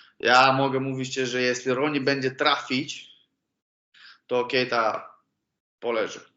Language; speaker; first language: Polish; non-native, learner; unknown